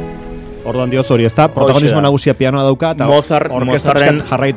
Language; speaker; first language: Basque; native; Basque